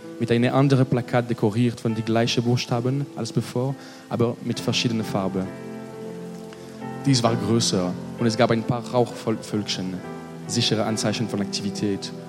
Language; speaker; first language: German; non-native, learner; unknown